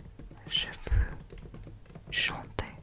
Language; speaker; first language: French; non-native, learner; English